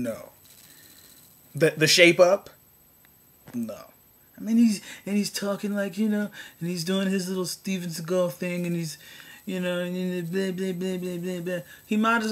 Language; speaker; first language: English; native; English